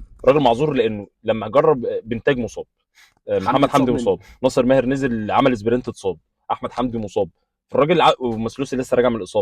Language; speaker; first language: Arabic; native; Arabic